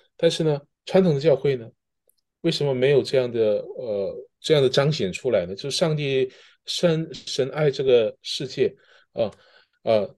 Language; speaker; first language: Chinese; early bilingual, heritage; Chinese